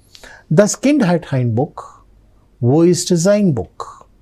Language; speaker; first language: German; non-native, fluent; Telugu